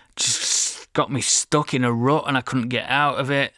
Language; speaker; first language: English; native; English